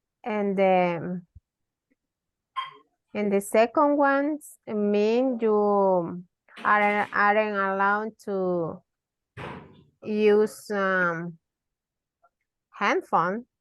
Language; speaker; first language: English; non-native, learner; Spanish